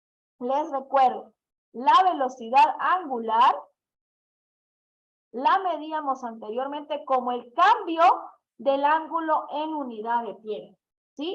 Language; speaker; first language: Spanish; native; Spanish